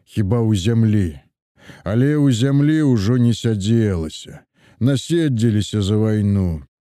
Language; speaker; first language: Belarusian; native; Belarusian